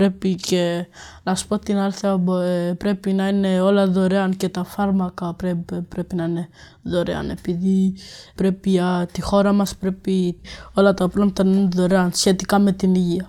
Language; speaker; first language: Greek; early bilingual, other home language; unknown